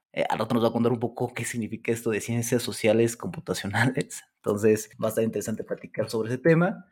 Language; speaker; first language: Spanish; native; Spanish